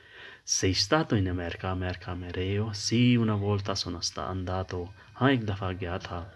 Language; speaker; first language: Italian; non-native, fluent; Urdu